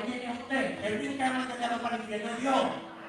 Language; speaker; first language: Spanish; native; Spanish